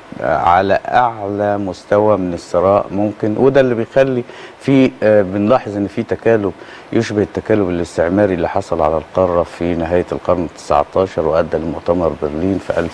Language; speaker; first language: Arabic; native; Arabic